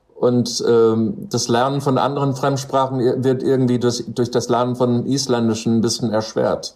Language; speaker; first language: German; non-native, fluent; English